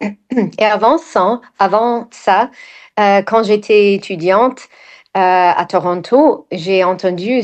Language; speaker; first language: French; non-native, fluent; English